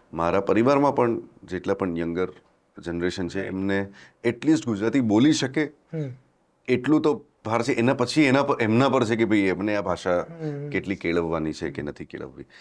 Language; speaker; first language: Gujarati; non-native, local second language; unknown